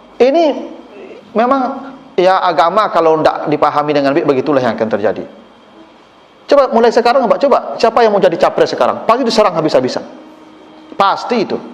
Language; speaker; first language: Malay; non-native, local second language; Minangkabau